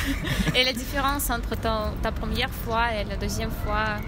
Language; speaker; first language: French; non-native, learner; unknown